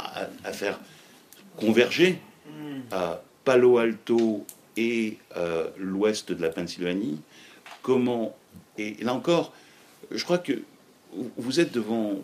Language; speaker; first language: French; native; French